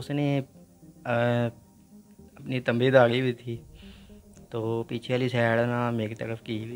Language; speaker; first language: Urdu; non-native, local second language; Punjabi